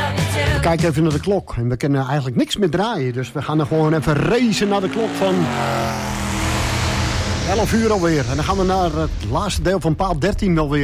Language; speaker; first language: Dutch; native; Dutch